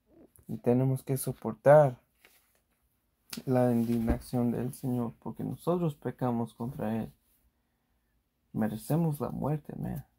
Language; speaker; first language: Spanish; early bilingual, heritage; Spanish